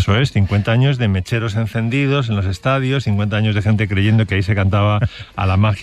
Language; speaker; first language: Spanish; native; Spanish